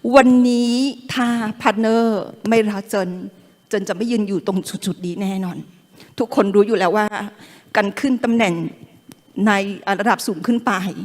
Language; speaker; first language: Thai; non-native, local second language; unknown